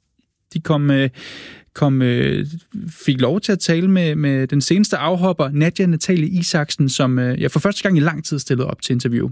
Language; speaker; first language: Danish; native; Danish